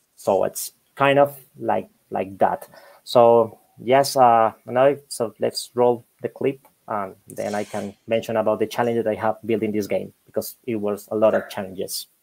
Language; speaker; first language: English; non-native, fluent; Spanish